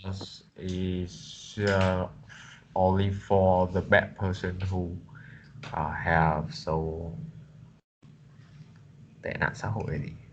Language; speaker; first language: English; non-native, learner; Vietnamese